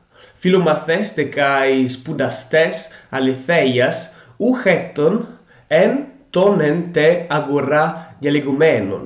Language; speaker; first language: Greek; non-native, learner; Italian